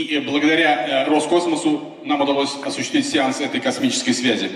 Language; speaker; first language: Russian; native; Russian